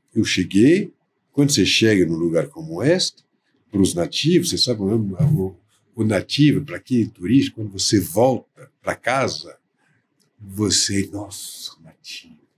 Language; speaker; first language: Portuguese; non-native, fluent; French